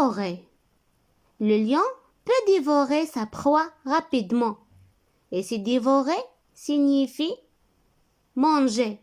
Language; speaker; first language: French; non-native, local second language; Arabic